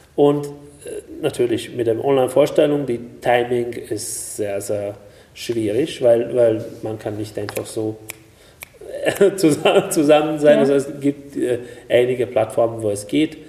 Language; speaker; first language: German; non-native, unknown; Hungarian